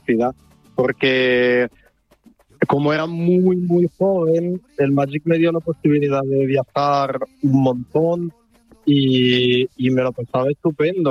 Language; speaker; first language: Spanish; non-native, fluent; Italian